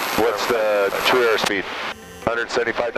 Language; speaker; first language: English; native; English